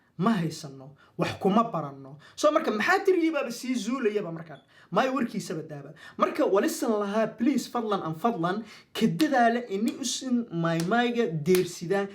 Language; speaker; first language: Somali; non-native, local second language; Maay